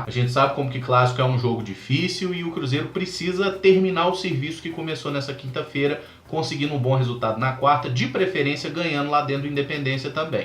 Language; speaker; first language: Portuguese; native; Portuguese